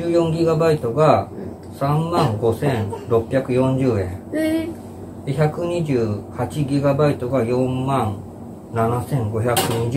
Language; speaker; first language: Japanese; native; Japanese